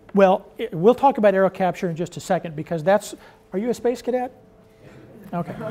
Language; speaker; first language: English; native; English